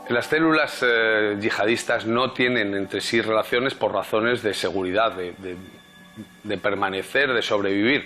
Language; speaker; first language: Spanish; native; Spanish